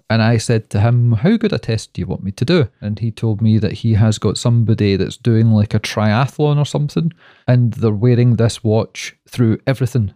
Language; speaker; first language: English; native; English